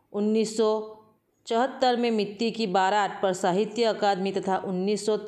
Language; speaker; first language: Hindi; non-native, local second language; Gujarati